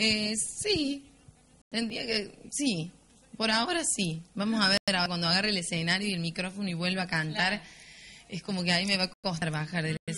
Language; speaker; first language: Spanish; native; Spanish